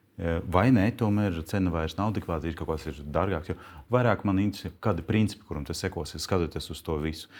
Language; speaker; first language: Latvian; non-native, local second language; Russian